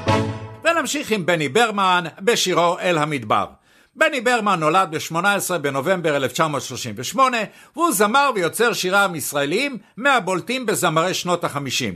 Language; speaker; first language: Hebrew; native; Hebrew